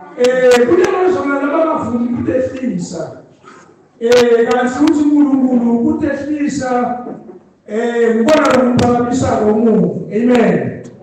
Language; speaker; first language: Zulu; non-native, local second language; Swati